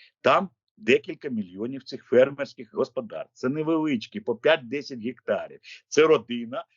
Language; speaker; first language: Ukrainian; native; Ukrainian